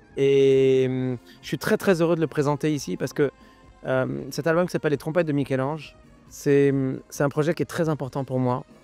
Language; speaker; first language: French; early bilingual, other home language; Arabic